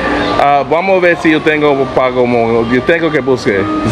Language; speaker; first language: Spanish; non-native, learner; English